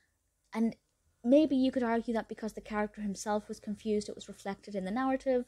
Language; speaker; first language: English; native; English